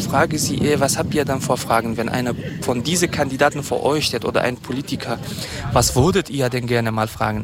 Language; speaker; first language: German; non-native, fluent; Kurdish